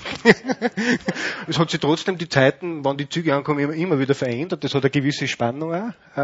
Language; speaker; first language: German; native; German